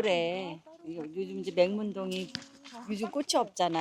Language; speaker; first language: Korean; native; Korean